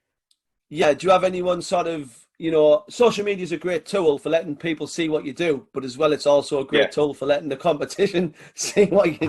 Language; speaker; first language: English; native; English